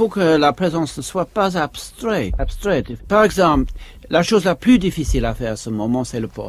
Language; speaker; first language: French; non-native, fluent; English